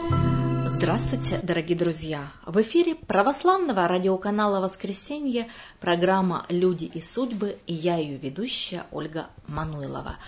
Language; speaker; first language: Russian; native; Russian